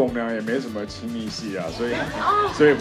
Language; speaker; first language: Chinese; native; Chinese